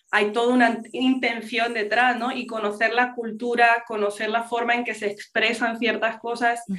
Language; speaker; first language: Spanish; non-native, local second language; English